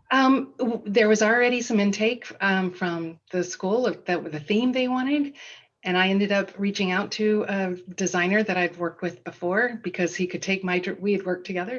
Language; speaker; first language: English; non-native, fluent; Danish